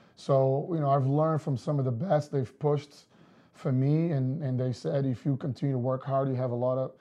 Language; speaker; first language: English; non-native, fluent; Portuguese